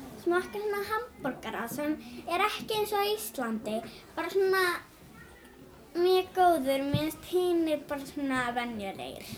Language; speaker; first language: Icelandic; early bilingual, other home language; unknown